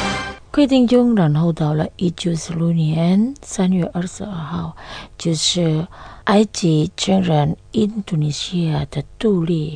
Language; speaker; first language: Chinese; non-native, learner; Indonesian